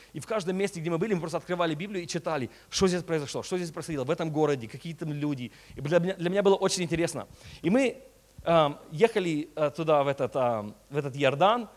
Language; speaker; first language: Russian; early bilingual, heritage; Russian